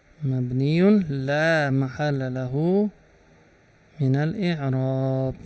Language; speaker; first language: Arabic; non-native, fluent; Uzbek